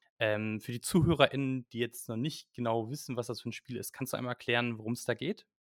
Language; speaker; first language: German; native; German